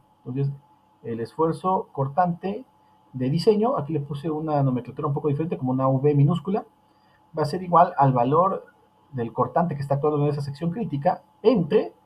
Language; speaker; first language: Spanish; native; Spanish